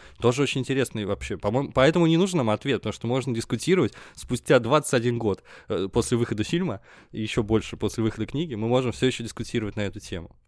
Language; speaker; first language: Russian; native; Russian